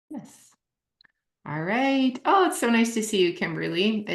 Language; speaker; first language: English; native; English